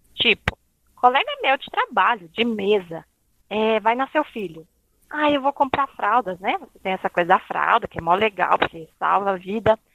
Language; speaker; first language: Portuguese; native; Portuguese